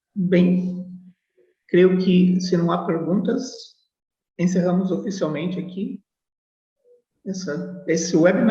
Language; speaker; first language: Portuguese; non-native, fluent; Spanish